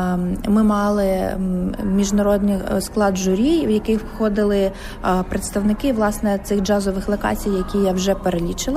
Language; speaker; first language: Ukrainian; native; Ukrainian